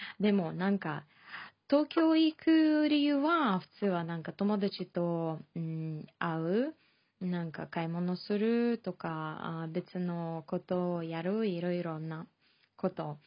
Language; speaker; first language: Japanese; non-native, fluent; Chinese